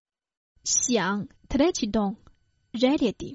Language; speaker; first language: Croatian; non-native, fluent; Chinese